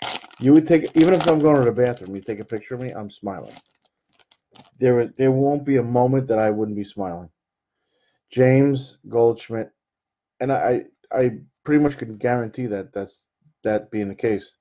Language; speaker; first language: English; native; English